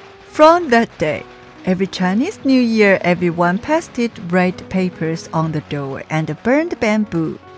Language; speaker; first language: English; non-native, fluent; Chinese